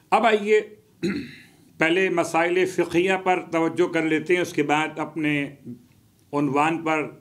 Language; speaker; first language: Urdu; native; Urdu